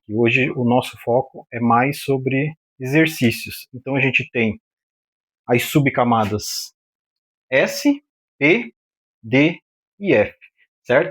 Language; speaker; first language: Portuguese; native; Portuguese